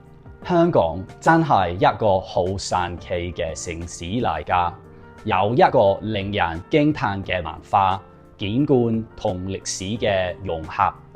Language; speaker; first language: Cantonese; non-native, fluent; English